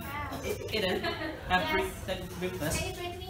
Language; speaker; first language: English; non-native, learner; Indonesian